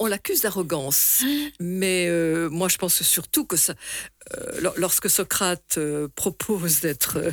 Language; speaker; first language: French; native; French